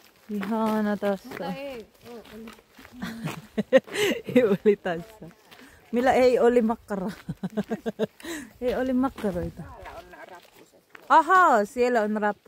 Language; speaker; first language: Finnish; non-native, learner; Filipino